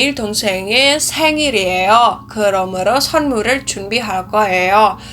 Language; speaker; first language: Korean; non-native, learner; Indonesian